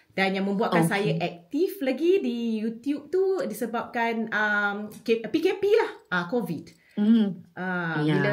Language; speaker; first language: Malay; native; Malay